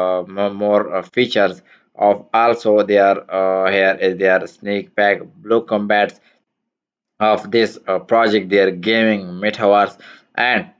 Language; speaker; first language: English; non-native, learner; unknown